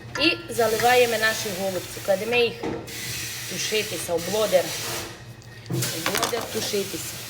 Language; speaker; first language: Ukrainian; native; Ukrainian